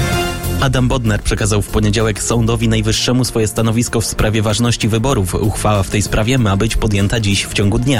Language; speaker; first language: Polish; native; Polish